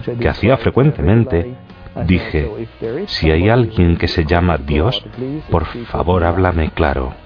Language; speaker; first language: Spanish; non-native, fluent; German